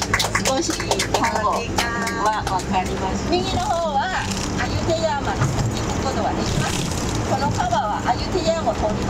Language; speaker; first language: Japanese; non-native, fluent; Thai